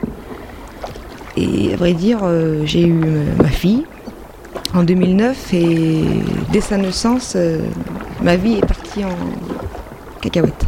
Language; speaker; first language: French; native; French